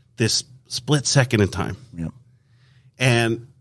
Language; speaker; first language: English; native; English